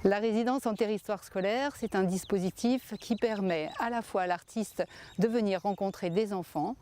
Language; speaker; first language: French; native; French